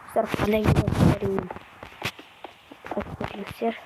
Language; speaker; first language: Russian; non-native, local second language; Kazakh